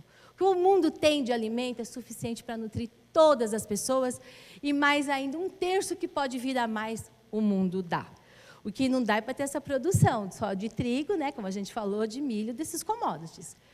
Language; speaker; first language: Portuguese; native; Portuguese